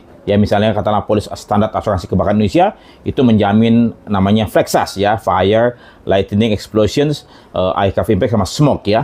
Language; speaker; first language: Indonesian; native; Indonesian